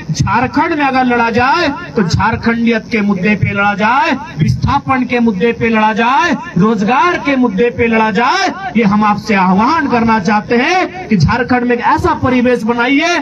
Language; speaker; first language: Hindi; native; Hindi